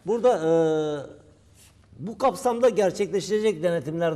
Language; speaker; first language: Turkish; native; Turkish